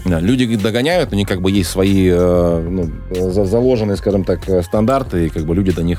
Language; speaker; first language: Russian; native; Russian